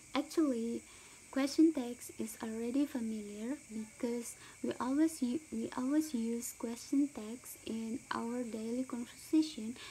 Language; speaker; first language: English; non-native, learner; Indonesian